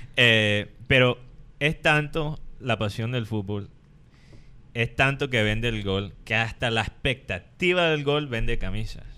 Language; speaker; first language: Spanish; non-native, fluent; English